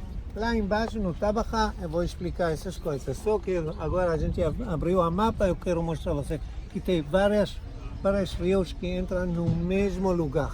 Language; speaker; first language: Portuguese; non-native, learner; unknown